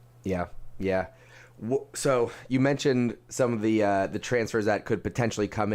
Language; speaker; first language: English; native; English